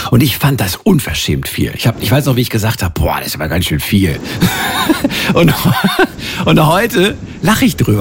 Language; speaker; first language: German; native; German